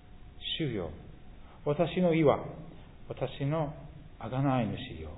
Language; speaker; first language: Japanese; non-native, fluent; English